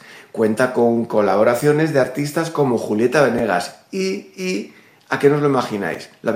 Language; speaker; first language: Spanish; native; Spanish